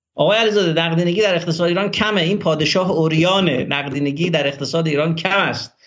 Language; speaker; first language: Persian; non-native, local second language; Azerbaijani